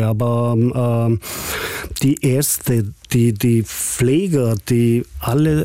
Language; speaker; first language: German; non-native, fluent; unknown